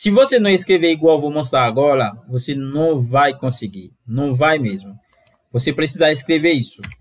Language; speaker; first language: Portuguese; non-native, fluent; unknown